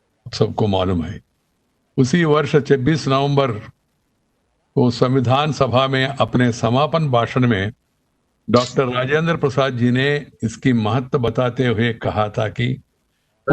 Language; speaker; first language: Hindi; non-native, local second language; Telugu